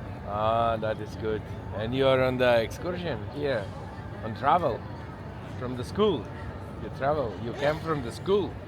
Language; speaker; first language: English; non-native, learner; Macedonian